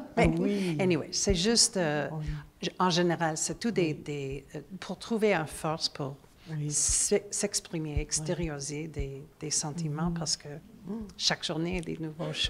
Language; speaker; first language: French; non-native, learner; English